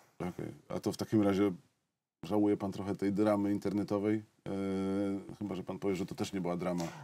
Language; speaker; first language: Polish; native; Polish